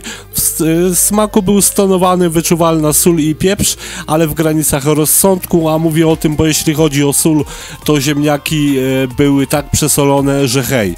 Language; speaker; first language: Polish; native; Polish